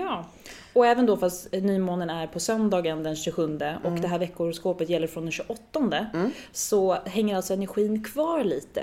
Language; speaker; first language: Swedish; native; Swedish